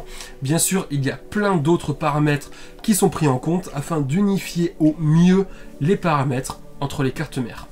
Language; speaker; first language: French; native; French